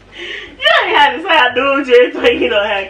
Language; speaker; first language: English; native; English